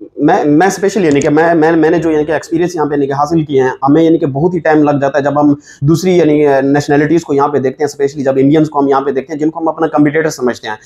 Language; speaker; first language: Urdu; non-native, local second language; Saraiki